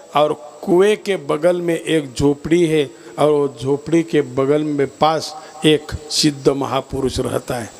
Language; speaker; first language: Hindi; non-native, local second language; Marathi